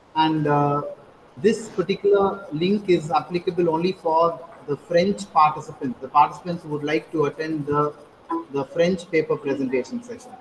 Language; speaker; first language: English; non-native, local second language; Tamil